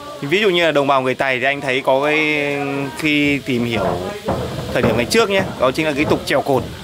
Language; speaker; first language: Vietnamese; non-native, local second language; Hmong